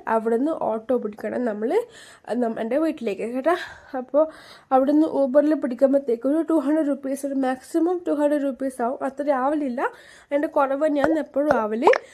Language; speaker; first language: Malayalam; early bilingual, heritage; Malayalam